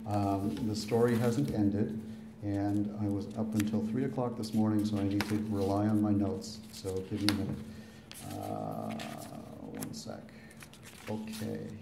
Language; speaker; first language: English; native; English